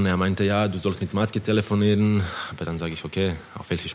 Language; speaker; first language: German; non-native, fluent; Croatian